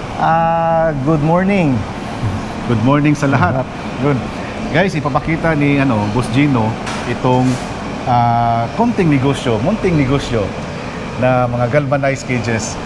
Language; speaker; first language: Filipino; non-native, local second language; Cebuano